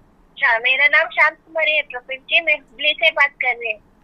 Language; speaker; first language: Hindi; non-native, local second language; Kannada